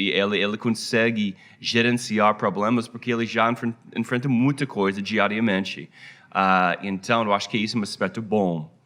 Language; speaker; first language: Portuguese; non-native, fluent; English